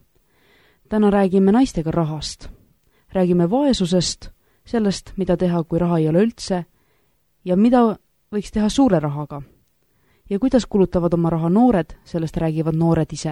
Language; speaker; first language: Estonian; native; Estonian